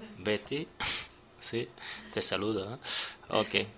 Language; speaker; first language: Spanish; non-native, learner; Serbian